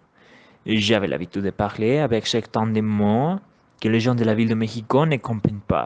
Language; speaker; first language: French; non-native, learner; Spanish